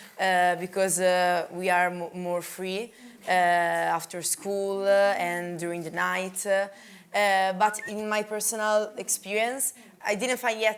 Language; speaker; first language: English; non-native, learner; Italian